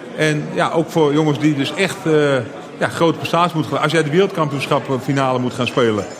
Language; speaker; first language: Dutch; native; Dutch